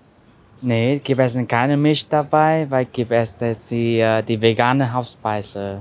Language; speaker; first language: German; non-native, fluent; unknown